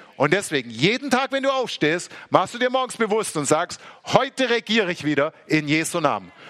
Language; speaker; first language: German; native; German